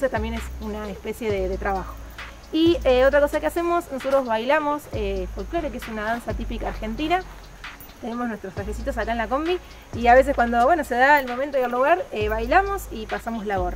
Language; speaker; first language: Spanish; native; Spanish